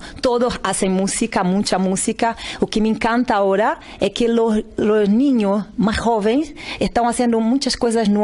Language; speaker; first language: Spanish; non-native, learner; Portuguese